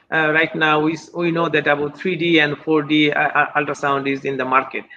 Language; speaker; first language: English; non-native, local second language; Bangla